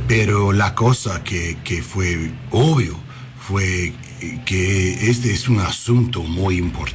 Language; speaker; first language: Spanish; non-native, learner; English